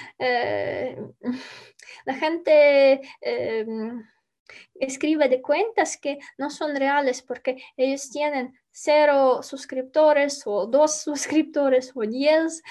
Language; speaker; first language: Spanish; non-native, learner; Ukrainian